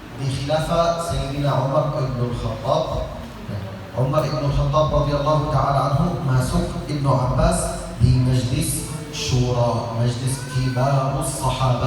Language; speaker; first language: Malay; non-native, learner; Arabic